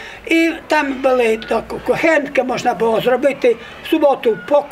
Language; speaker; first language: Polish; non-native, local second language; Rusyn